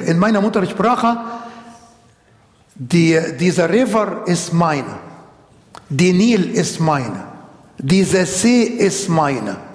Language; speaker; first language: German; non-native, learner; Arabic